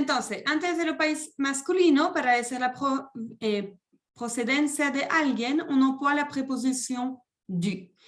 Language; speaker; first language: Spanish; non-native, fluent; French